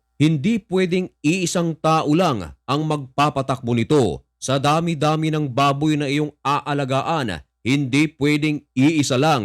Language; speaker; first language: Filipino; native; Filipino